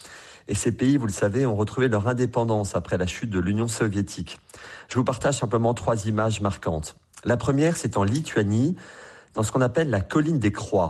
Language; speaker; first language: French; native; French